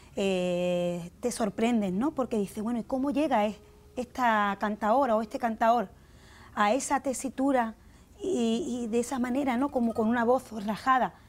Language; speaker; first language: Spanish; native; Spanish